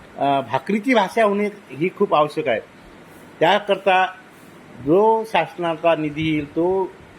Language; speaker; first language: Marathi; native; Marathi